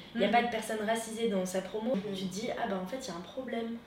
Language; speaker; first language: French; non-native, local second language; Arabic